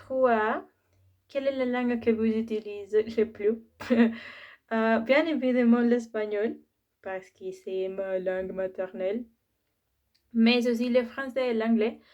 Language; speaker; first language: French; non-native, learner; Spanish